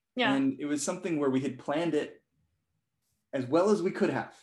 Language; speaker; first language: English; non-native, local second language; Cantonese